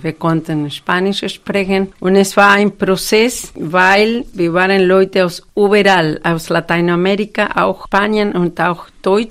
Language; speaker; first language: German; non-native, fluent; Spanish